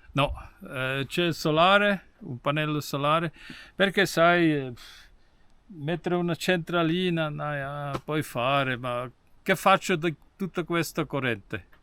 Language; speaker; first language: Italian; non-native, fluent; German